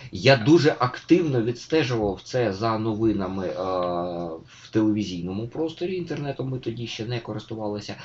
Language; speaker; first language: Ukrainian; native; Ukrainian